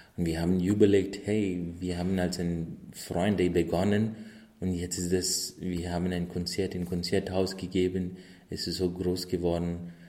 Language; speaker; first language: German; non-native, fluent; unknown